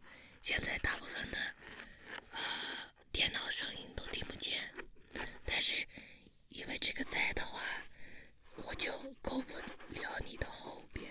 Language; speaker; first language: Chinese; early bilingual, heritage; Chinese